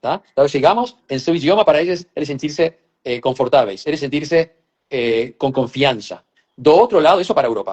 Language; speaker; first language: Portuguese; non-native, fluent; Spanish